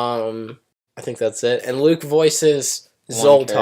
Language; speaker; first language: English; native; English